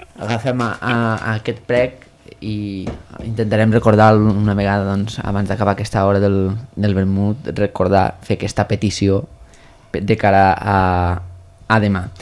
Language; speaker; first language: Catalan; native; Catalan